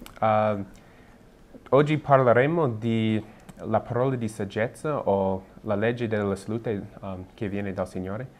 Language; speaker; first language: Italian; non-native, learner; English